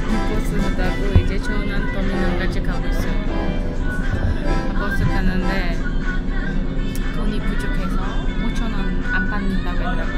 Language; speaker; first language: Korean; non-native, fluent; Uzbek